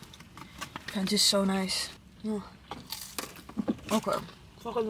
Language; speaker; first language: Dutch; non-native, learner; Italian